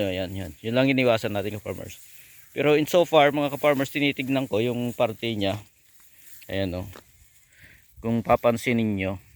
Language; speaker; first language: Filipino; non-native, local second language; Iloko